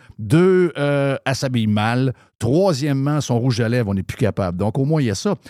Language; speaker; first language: French; native; French